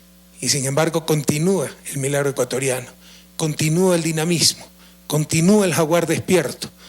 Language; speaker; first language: Spanish; native; Spanish